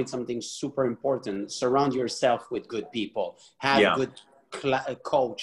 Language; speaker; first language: English; non-native, fluent; French